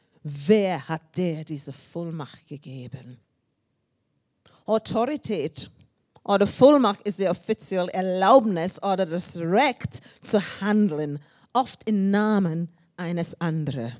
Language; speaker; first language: German; non-native, learner; English